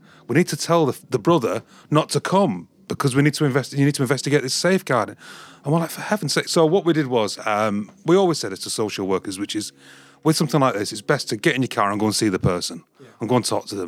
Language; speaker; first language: English; native; English